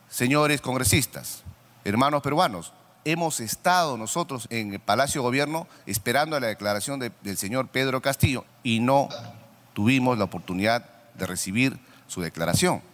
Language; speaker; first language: Spanish; native; Spanish